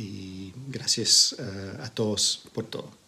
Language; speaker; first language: Spanish; non-native, fluent; English